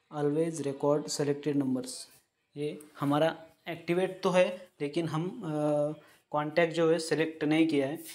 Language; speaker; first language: Hindi; non-native, local second language; Marathi